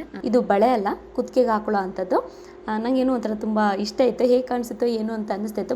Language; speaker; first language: Kannada; native; Kannada